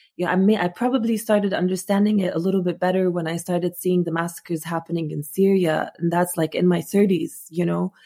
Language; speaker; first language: English; non-native, fluent; Arabic